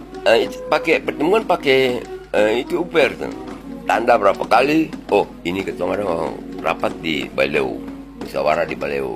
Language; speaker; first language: Indonesian; non-native, local second language; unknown